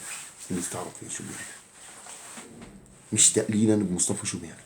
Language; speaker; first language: Arabic; native; Arabic